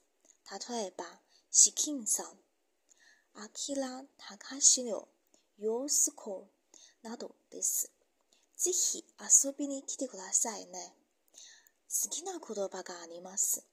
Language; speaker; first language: Japanese; non-native, learner; Chinese